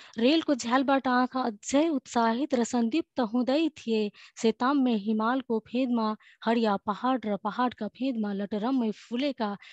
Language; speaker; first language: Nepali; native; Nepali